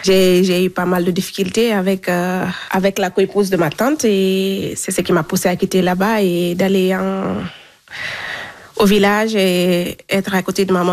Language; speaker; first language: French; non-native, local second language; Fula